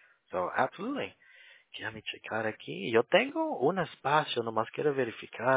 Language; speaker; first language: Spanish; early bilingual, other home language; English